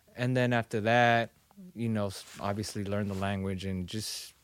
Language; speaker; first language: English; early bilingual, other home language; Spanish